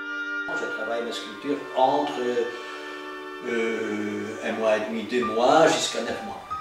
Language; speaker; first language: French; non-native, fluent; Polish